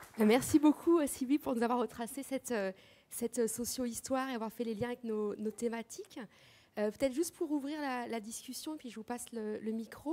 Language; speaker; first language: French; native; French